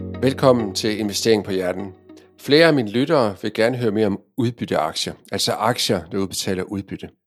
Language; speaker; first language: Danish; native; Danish